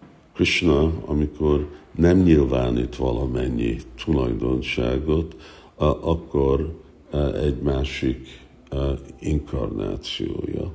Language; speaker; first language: Hungarian; early bilingual, heritage; Hungarian